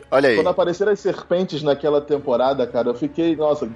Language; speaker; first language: Portuguese; native; Portuguese